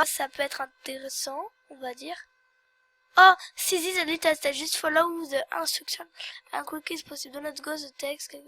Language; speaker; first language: French; native; French